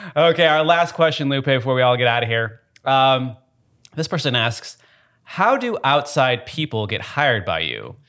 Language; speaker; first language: English; native; English